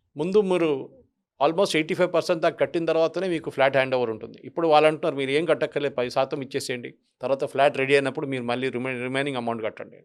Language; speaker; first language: Telugu; non-native, local second language; Malayalam